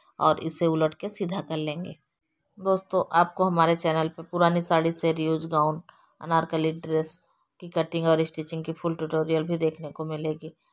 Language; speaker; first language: Hindi; native; Hindi